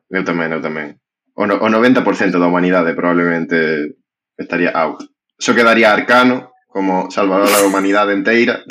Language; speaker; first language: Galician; non-native, fluent; Spanish